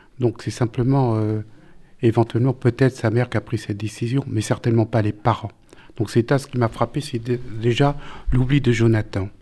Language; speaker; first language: French; native; French